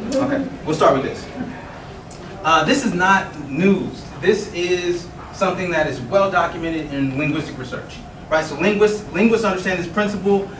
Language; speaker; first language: English; native; English